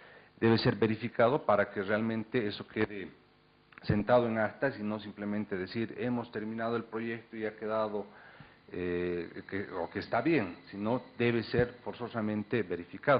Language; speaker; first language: Spanish; native; Spanish